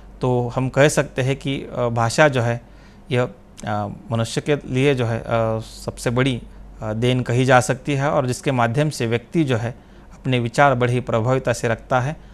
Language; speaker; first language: Hindi; non-native, local second language; Marathi